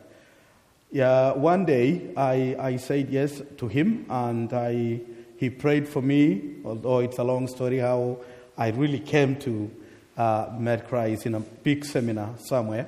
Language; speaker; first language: English; non-native, local second language; Masai